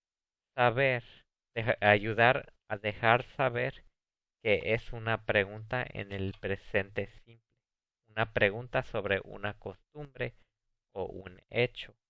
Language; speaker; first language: Spanish; early bilingual, heritage; Spanish